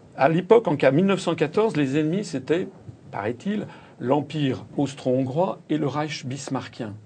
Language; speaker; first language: French; native; French